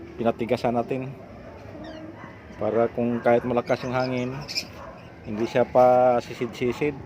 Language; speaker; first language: Filipino; non-native, local second language; Cebuano